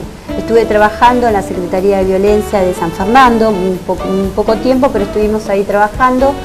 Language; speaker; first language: Spanish; native; Spanish